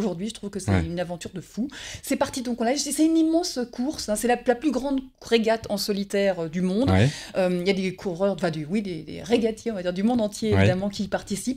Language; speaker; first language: French; native; French